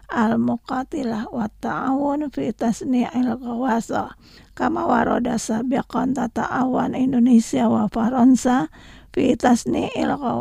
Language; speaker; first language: Arabic; non-native, learner; Indonesian